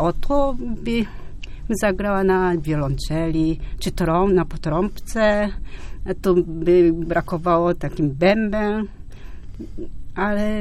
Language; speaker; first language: Polish; non-native, fluent; Japanese